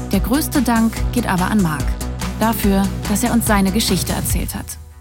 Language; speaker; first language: German; native; German